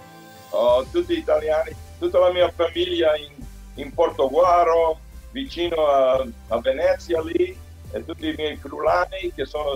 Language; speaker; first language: Italian; early bilingual, heritage; Italian